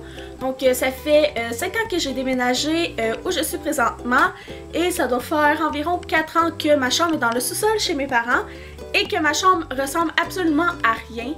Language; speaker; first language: French; native; French